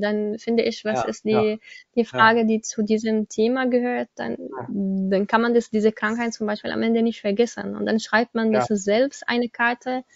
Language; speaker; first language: German; non-native, learner; Arabic